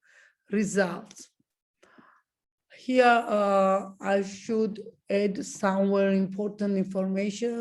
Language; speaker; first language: English; non-native, learner; Georgian